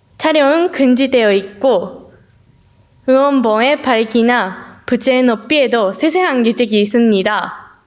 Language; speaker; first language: Korean; non-native, learner; Japanese